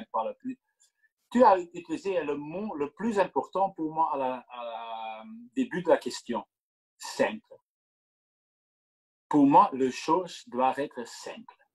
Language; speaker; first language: French; non-native, local second language; Dutch